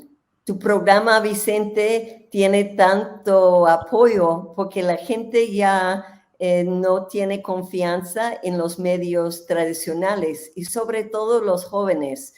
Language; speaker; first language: Spanish; non-native, fluent; English